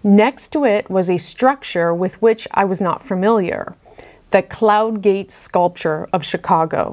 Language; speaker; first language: English; native; English